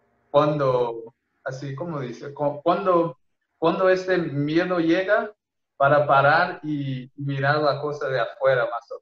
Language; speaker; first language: Spanish; non-native, fluent; Portuguese